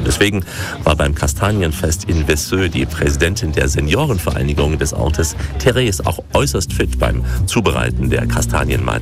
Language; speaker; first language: German; native; German